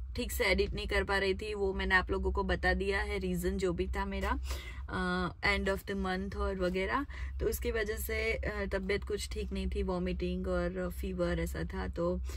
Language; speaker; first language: Hindi; non-native, local second language; Gujarati